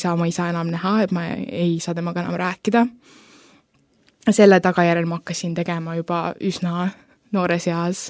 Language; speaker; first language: Estonian; early bilingual, heritage; Estonian